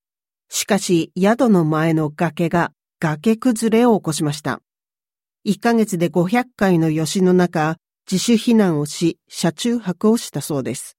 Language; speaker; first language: Japanese; native; Japanese